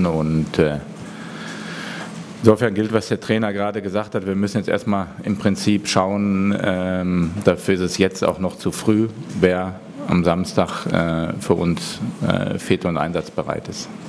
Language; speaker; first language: German; native; German